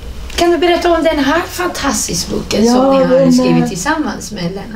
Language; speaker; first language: Swedish; non-native, fluent; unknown